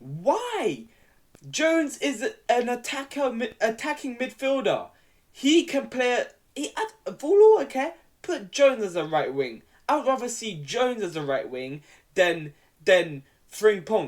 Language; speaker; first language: English; native; English